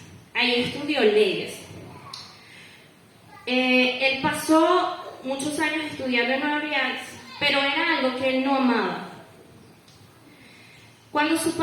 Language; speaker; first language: Spanish; native; Spanish